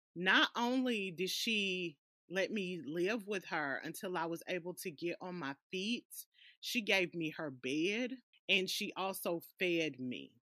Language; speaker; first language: English; native; English